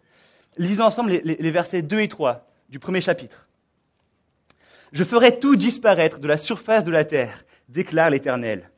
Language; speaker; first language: French; native; French